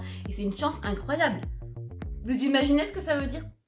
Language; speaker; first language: French; native; French